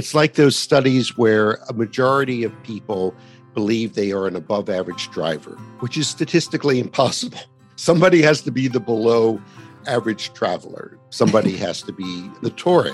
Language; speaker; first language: English; native; English